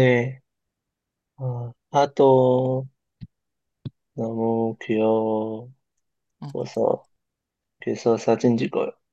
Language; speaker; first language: Korean; non-native, learner; Chinese